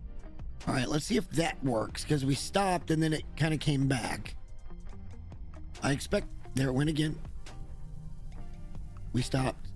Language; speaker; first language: English; native; English